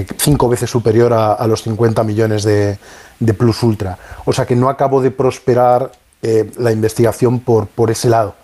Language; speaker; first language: Spanish; native; Spanish